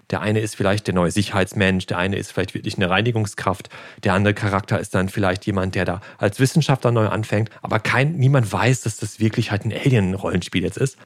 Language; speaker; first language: German; native; German